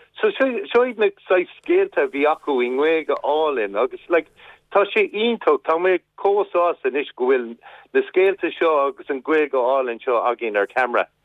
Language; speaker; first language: Irish; non-native, local second language; English